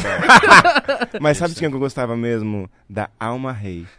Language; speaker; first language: Portuguese; native; Portuguese